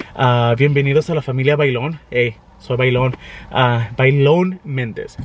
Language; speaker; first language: English; native; English